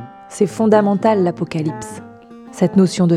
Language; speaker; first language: French; native; French